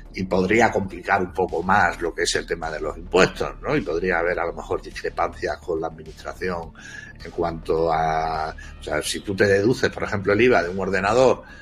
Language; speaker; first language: Spanish; native; Spanish